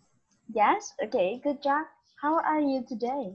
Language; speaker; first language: English; non-native, learner; Vietnamese